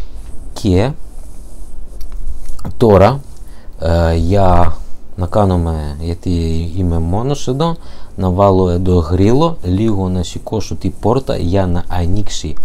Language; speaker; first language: Greek; non-native, learner; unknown